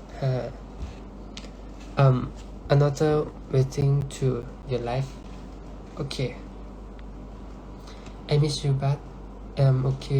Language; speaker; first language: English; non-native, learner; Thai